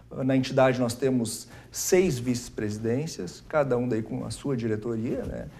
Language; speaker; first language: Portuguese; native; Portuguese